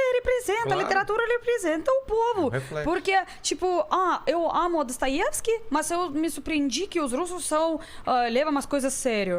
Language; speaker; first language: Portuguese; non-native, fluent; Russian